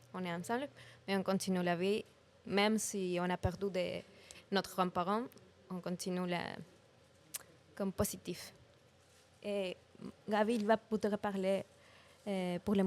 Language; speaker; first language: French; non-native, learner; Spanish